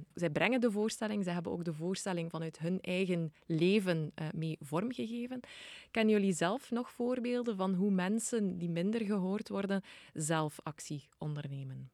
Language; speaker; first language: Dutch; native; Dutch